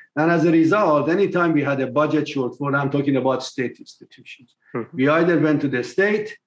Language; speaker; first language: English; non-native, fluent; Persian